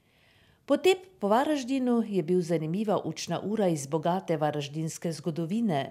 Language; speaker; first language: Slovenian; native; Slovenian